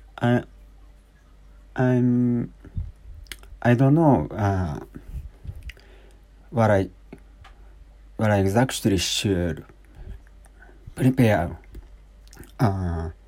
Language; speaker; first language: English; non-native, learner; Japanese